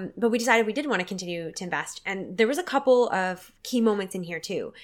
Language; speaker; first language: English; native; English